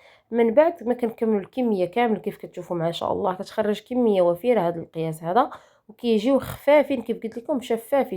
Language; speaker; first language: Arabic; native; Arabic